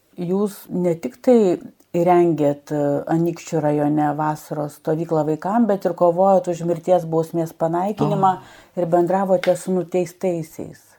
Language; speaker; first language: Lithuanian; native; Lithuanian